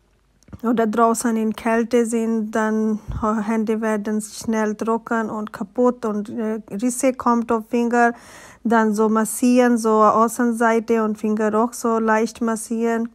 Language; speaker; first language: German; non-native, learner; Urdu